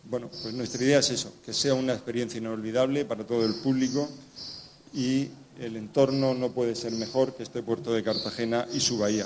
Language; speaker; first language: Spanish; native; Spanish